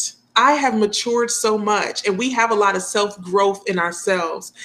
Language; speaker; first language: English; native; English